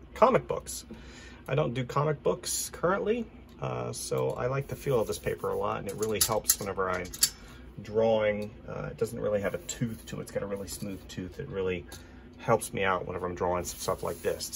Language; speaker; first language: English; native; English